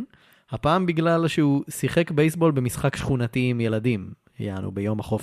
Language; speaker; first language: Hebrew; native; Hebrew